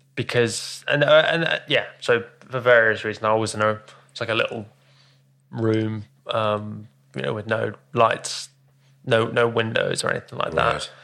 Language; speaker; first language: English; native; English